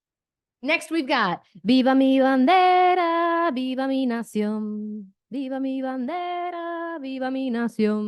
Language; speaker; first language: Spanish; non-native, fluent; English